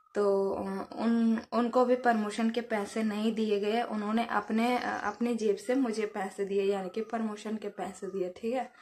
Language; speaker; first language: Hindi; native; Hindi